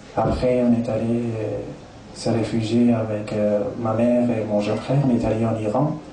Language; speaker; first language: French; non-native, fluent; Persian